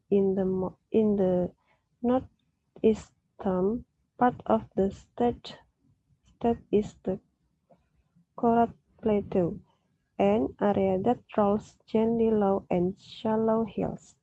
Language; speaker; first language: English; non-native, learner; Indonesian